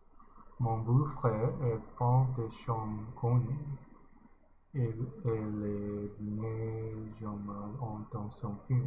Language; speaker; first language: French; non-native, learner; English